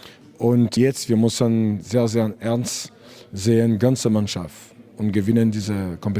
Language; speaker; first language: German; non-native, learner; French